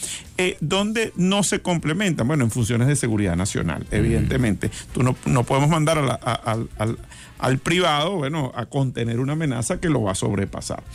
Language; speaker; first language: Spanish; native; Spanish